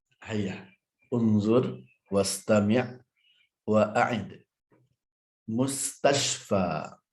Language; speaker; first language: Arabic; non-native, fluent; Indonesian